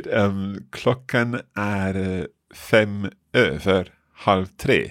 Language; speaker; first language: Swedish; non-native, learner; English